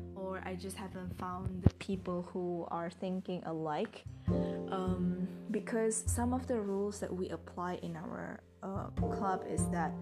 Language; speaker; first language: English; non-native, fluent; Indonesian